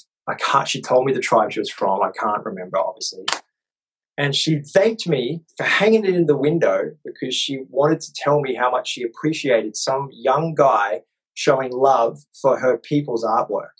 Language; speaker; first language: English; native; English